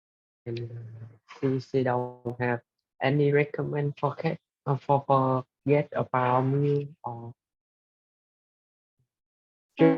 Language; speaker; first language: English; non-native, learner; Vietnamese